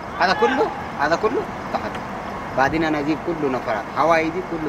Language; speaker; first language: Arabic; non-native, learner; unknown